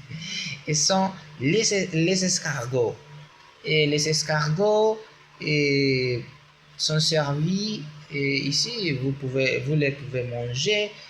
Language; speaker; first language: French; non-native, learner; Spanish